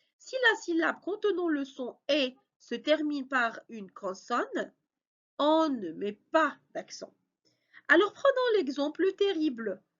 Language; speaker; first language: French; non-native, local second language; Arabic